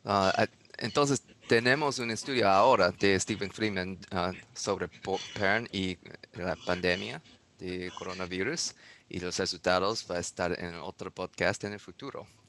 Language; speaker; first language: Spanish; non-native, learner; English